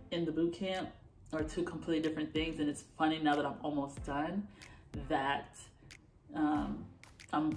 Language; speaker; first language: English; native; English